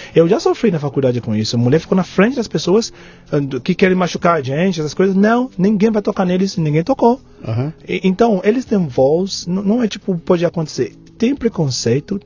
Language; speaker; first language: Portuguese; non-native, fluent; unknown